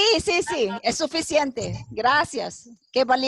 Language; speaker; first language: Spanish; non-native, fluent; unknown